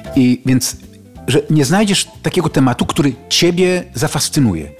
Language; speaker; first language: Polish; native; Polish